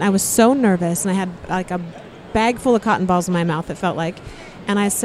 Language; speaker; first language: English; native; English